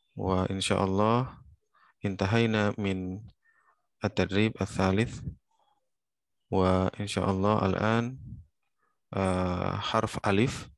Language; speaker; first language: Arabic; non-native, fluent; Indonesian